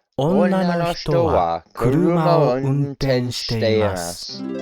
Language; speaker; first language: Japanese; non-native, learner; English